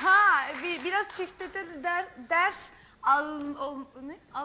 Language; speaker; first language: Turkish; non-native, learner; Greek